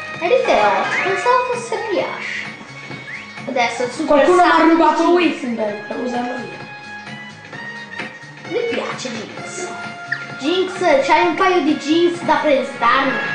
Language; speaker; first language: Italian; native; Italian